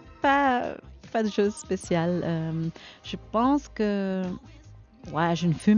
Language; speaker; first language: French; non-native, learner; Dutch